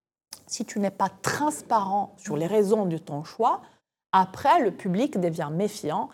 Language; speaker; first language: French; non-native, fluent; Italian